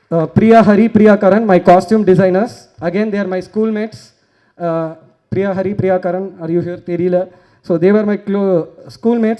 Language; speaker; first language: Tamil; native; Tamil